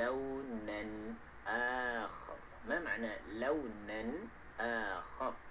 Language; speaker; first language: Arabic; non-native, fluent; Malay